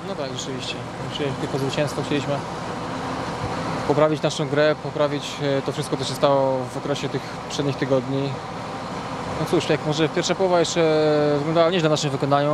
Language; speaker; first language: Polish; native; Polish